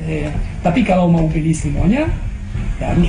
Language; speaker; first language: Indonesian; non-native, fluent; French